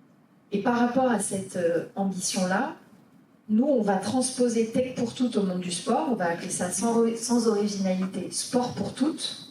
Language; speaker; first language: French; native; French